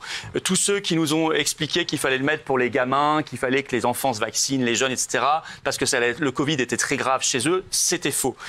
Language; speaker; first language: French; native; French